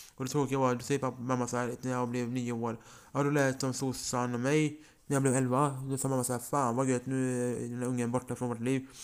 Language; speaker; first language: Swedish; early bilingual, other home language; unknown